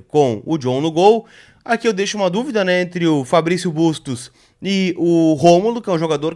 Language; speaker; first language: Portuguese; native; Portuguese